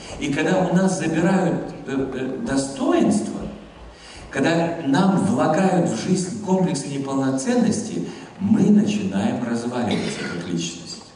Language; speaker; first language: Russian; non-native, fluent; German